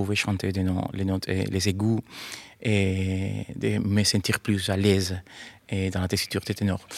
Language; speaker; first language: French; non-native, learner; Spanish